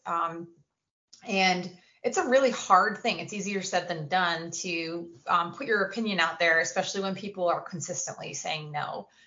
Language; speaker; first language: English; native; English